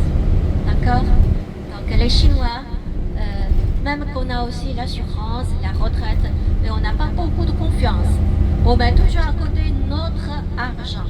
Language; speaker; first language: French; non-native, fluent; Chinese